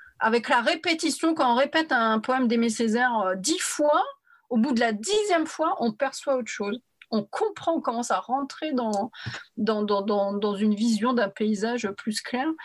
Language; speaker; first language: French; early bilingual, other home language; Arabic